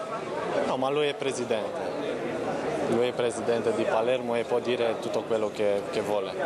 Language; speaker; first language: Italian; non-native, learner; Romanian